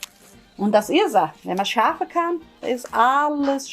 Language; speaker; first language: German; early bilingual, heritage; German